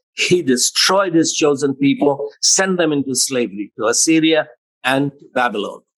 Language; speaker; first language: English; non-native, local second language; Hindi